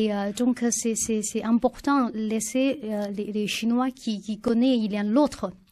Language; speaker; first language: French; non-native, learner; Chinese